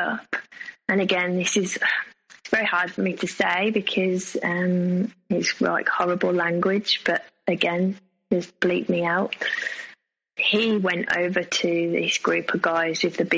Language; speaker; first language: English; native; English